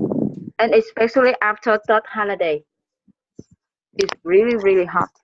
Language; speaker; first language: English; non-native, learner; Vietnamese